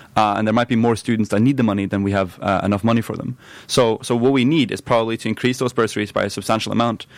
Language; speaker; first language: English; non-native, fluent; Norwegian